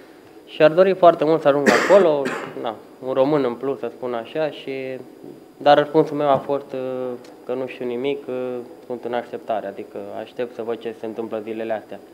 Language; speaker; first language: Romanian; early bilingual, heritage; Romanian